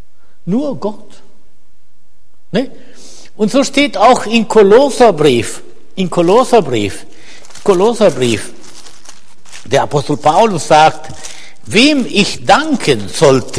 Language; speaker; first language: German; non-native, fluent; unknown